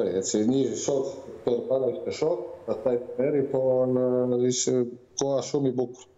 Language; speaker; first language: Albanian; non-native, learner; Croatian